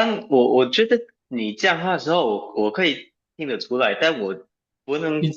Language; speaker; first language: Chinese; non-native, fluent; English